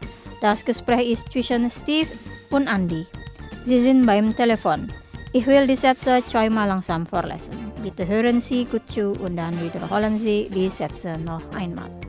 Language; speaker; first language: German; non-native, learner; Indonesian